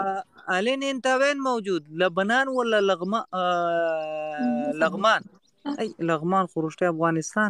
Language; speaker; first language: Arabic; non-native, learner; Pashto